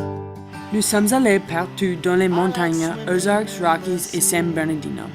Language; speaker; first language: French; non-native, learner; English